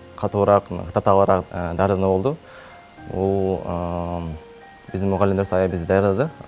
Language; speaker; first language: Kyrgyz; native; Kyrgyz